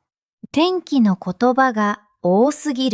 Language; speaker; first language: Japanese; non-native, fluent; Vietnamese